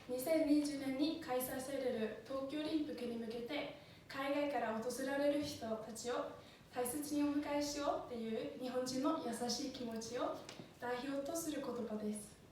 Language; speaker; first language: Japanese; non-native, fluent; Swedish